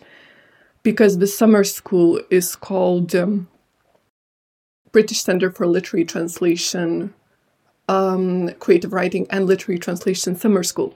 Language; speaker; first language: English; non-native, fluent; Lithuanian